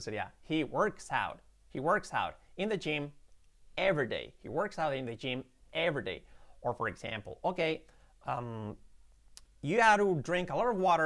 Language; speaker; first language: English; non-native, fluent; Spanish